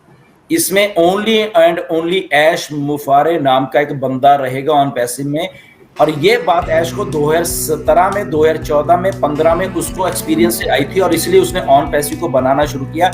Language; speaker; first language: Hindi; native; Hindi